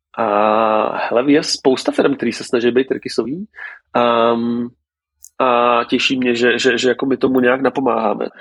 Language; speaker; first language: Czech; native; Czech